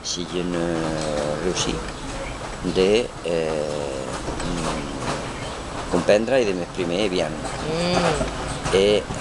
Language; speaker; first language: French; non-native, learner; Spanish